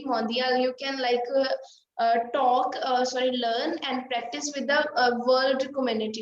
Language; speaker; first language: English; non-native, local second language; Hindi